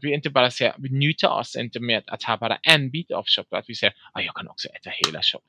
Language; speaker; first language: Swedish; non-native, fluent; German